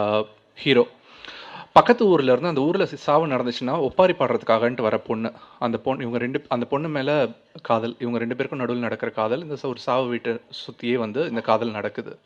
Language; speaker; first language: Tamil; native; Tamil